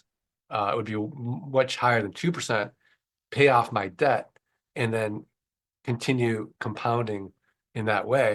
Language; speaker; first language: English; native; English